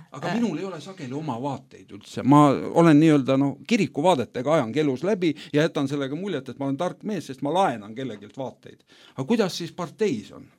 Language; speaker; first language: Estonian; native; Estonian